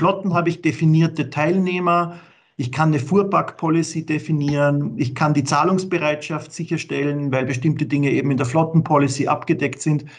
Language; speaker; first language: German; native; German